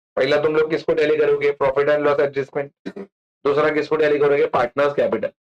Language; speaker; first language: Hindi; non-native, local second language; Marathi